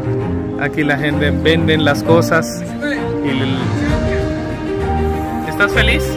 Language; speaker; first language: Spanish; non-native, learner; Hindi